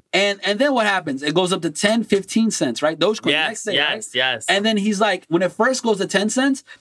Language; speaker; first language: English; non-native, fluent; Portuguese